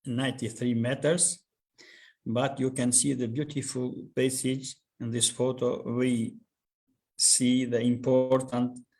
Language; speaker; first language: English; non-native, learner; Albanian